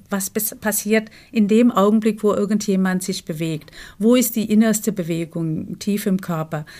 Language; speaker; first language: German; non-native, fluent; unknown